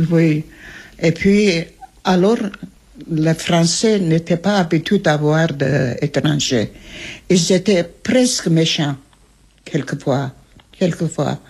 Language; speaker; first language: French; non-native, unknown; Armenian